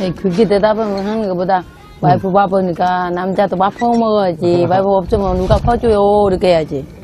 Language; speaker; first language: Korean; non-native, fluent; Vietnamese